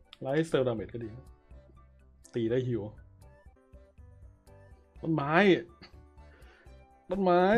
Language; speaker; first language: Thai; native; Thai